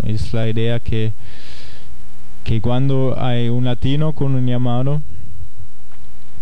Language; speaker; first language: Spanish; non-native, fluent; German